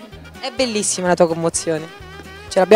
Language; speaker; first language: Italian; native; Italian